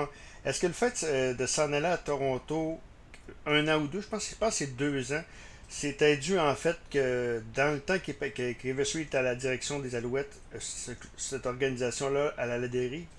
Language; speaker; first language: French; native; French